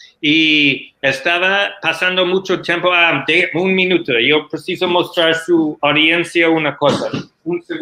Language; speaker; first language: Spanish; non-native, learner; English